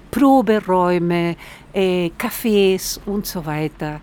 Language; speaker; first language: German; non-native, fluent; Spanish